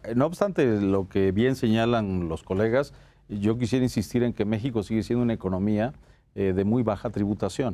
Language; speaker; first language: Spanish; native; Spanish